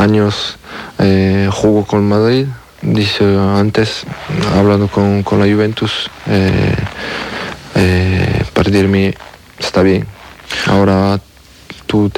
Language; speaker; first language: Spanish; non-native, learner; French